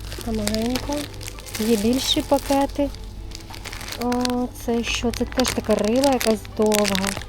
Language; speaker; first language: Ukrainian; native; Ukrainian